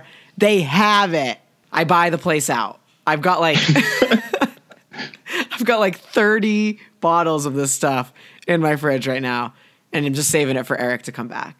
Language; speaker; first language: English; native; English